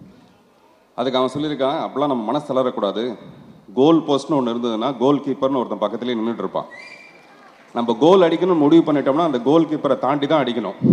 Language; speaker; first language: Tamil; native; Tamil